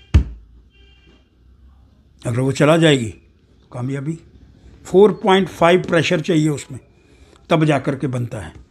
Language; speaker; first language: Hindi; non-native, local second language; Dogri